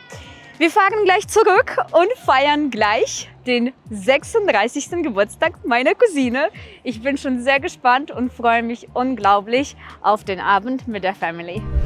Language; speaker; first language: German; non-native, fluent; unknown